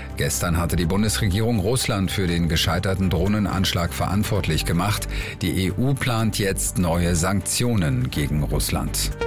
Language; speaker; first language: German; native; German